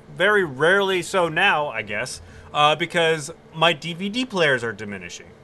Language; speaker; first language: English; native; English